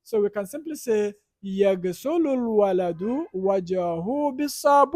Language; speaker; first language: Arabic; non-native, fluent; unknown